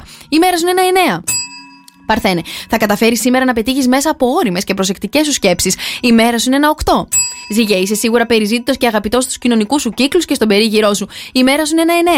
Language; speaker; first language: Greek; native; Greek